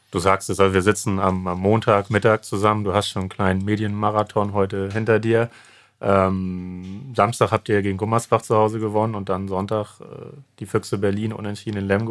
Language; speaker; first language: German; native; German